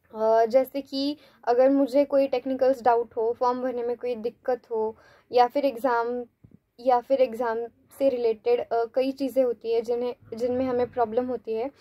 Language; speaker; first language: Hindi; non-native, local second language; Marathi